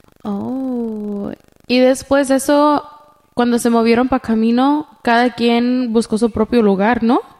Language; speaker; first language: Spanish; early bilingual, heritage; Spanish